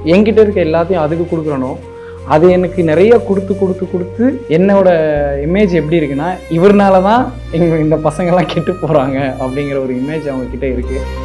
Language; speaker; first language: Tamil; native; Tamil